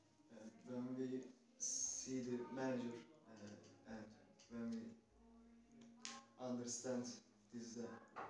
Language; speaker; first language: English; non-native, learner; Turkish